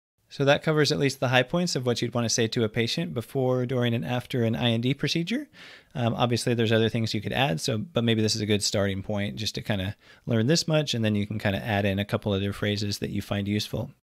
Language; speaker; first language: English; native; English